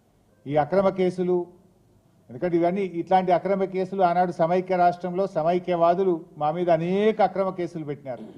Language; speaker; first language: Telugu; native; Telugu